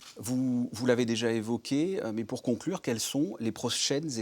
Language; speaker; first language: French; native; French